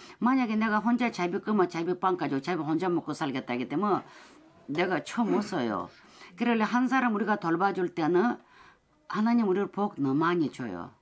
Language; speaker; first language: Korean; early bilingual, heritage; Russian